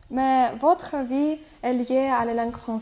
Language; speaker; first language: French; non-native, fluent; Russian